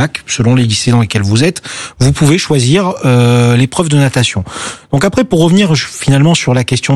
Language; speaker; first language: French; native; French